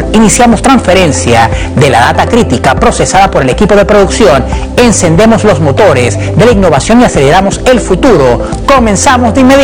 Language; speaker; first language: Spanish; native; Spanish